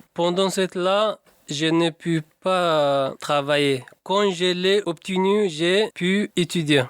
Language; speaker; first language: French; non-native, learner; Tigrinya